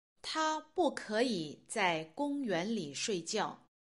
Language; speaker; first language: Chinese; non-native, learner; Russian